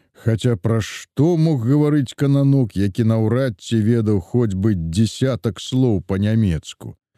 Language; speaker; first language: Belarusian; native; Belarusian